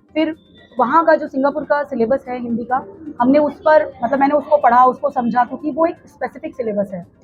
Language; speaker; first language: Hindi; native; Hindi